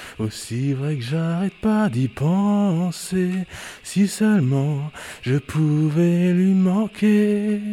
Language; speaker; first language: French; early bilingual, other home language; Haitian Creole